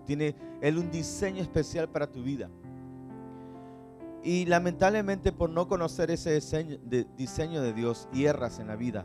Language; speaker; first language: Spanish; native; Spanish